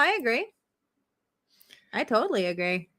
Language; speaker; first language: English; native; English